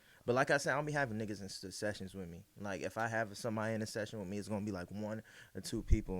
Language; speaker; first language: English; native; English